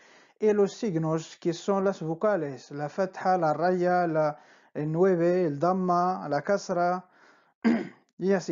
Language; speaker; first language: Spanish; non-native, fluent; Arabic